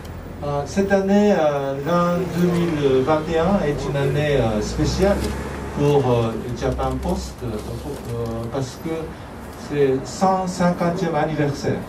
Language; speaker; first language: French; non-native, fluent; Japanese